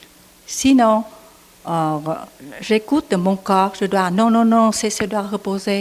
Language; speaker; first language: French; non-native, learner; Vietnamese